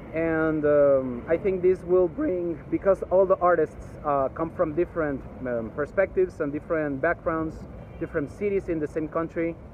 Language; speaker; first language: English; early bilingual, other home language; Spanish